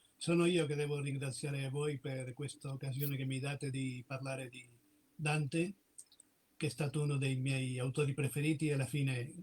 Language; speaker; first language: Italian; non-native, fluent; Spanish